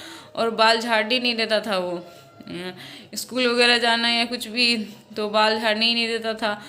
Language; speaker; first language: Hindi; non-native, local second language; Maithili